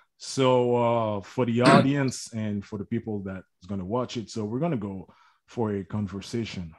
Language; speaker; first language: English; native; English